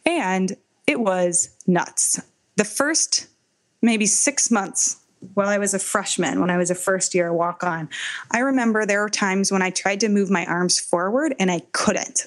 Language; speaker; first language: English; native; English